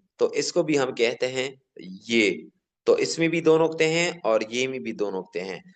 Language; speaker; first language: Urdu; non-native, local second language; Pashto